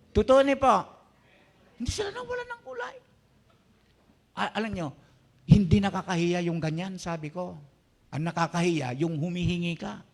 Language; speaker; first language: Filipino; non-native, local second language; Pampanga